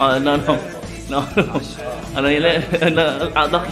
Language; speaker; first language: Arabic; non-native, learner; Malay